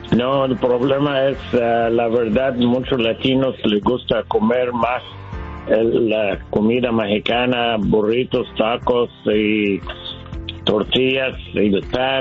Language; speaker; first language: Spanish; non-native, learner; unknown